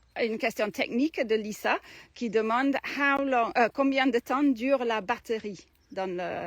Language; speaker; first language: French; non-native, fluent; English